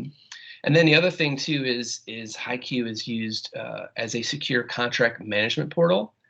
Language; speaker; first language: English; native; English